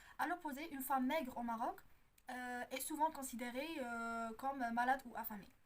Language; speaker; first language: French; non-native, local second language; Arabic